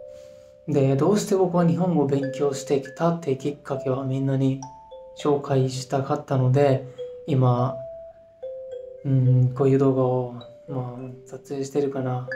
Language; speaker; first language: Japanese; non-native, fluent; Hindi